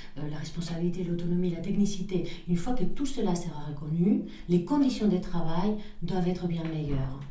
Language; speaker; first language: French; non-native, fluent; Spanish